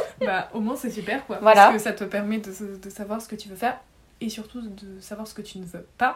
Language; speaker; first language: French; native; French